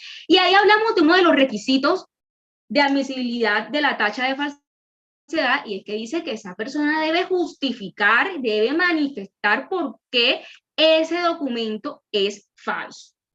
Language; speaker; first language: Spanish; native; Spanish